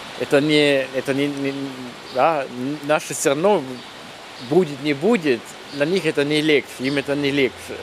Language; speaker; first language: Russian; non-native, learner; German